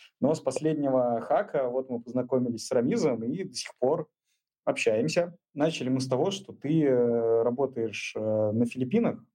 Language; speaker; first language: Russian; native; Russian